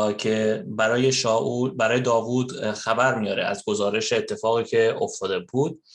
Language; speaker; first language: Persian; native; Persian